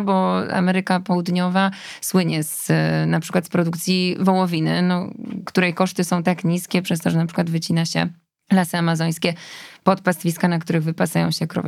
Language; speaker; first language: Polish; native; Polish